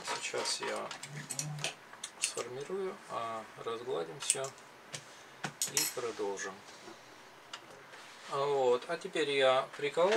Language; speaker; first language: Russian; native; Russian